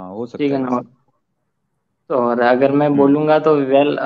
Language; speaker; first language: Hindi; native; Hindi